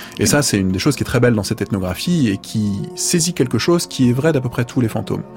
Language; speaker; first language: French; native; French